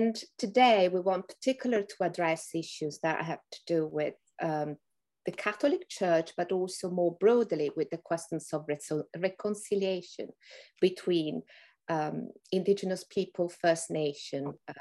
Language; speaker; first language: English; non-native, fluent; Italian